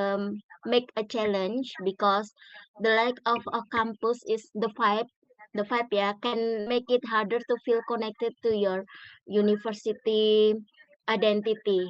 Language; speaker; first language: English; non-native, learner; Indonesian